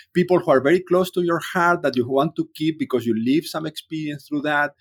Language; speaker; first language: English; non-native, fluent; Spanish